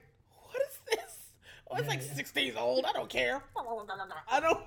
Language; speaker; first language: English; native; English